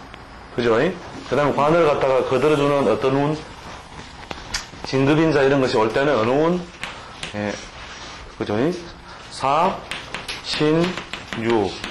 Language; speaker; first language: Korean; native; Korean